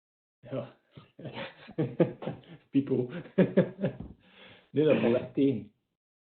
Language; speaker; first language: Dutch; native; Dutch